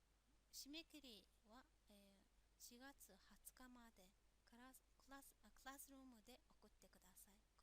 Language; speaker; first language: Japanese; non-native, fluent; Mongolian